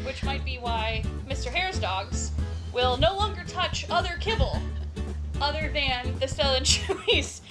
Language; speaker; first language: English; native; English